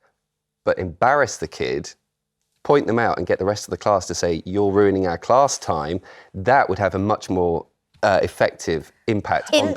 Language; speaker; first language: English; native; English